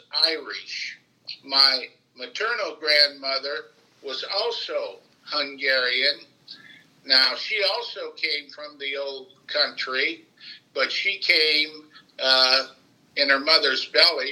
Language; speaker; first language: English; native; English